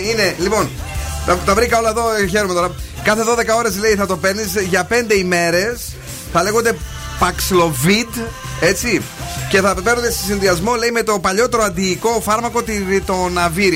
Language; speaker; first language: Greek; native; Greek